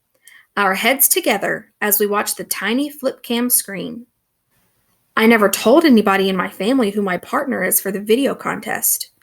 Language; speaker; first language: English; native; English